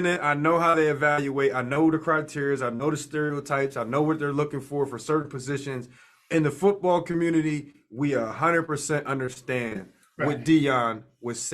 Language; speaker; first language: English; native; English